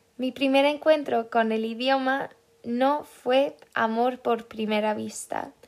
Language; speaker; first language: Spanish; non-native, fluent; Swedish